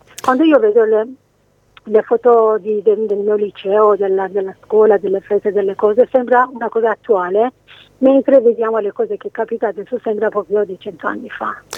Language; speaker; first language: Italian; non-native, fluent; Persian